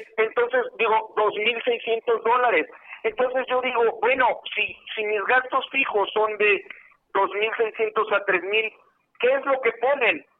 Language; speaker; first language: Spanish; non-native, fluent; Haitian Creole